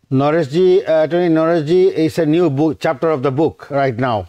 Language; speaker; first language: English; non-native, local second language; Bangla